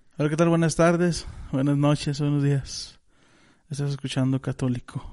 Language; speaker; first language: Spanish; native; Spanish